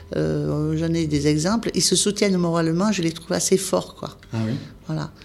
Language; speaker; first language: French; native; French